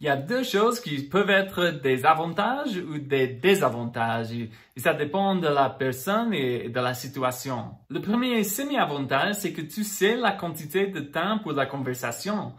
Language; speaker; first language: French; non-native, fluent; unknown